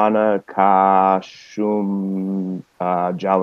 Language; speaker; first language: Albanian; non-native, learner; English